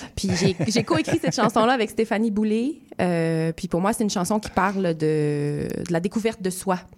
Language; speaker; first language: French; native; French